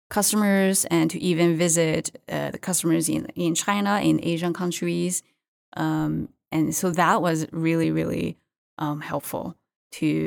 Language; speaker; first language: English; non-native, fluent; Chinese